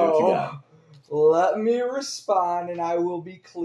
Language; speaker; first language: English; native; English